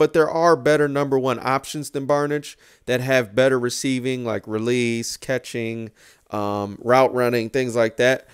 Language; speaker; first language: English; native; English